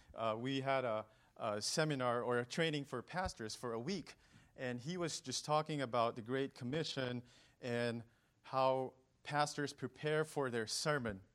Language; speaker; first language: English; non-native, local second language; Manipuri